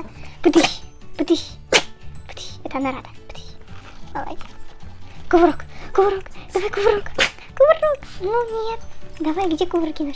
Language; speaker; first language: Russian; native; Russian